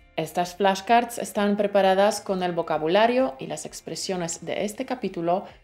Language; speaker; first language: Spanish; native; Spanish